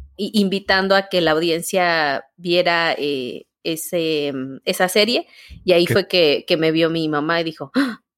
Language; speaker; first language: Spanish; native; Spanish